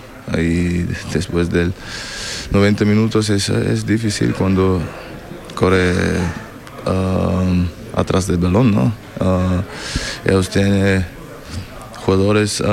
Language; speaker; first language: Spanish; non-native, learner; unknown